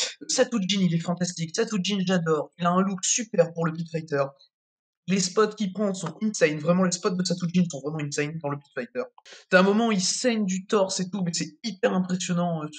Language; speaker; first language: French; native; French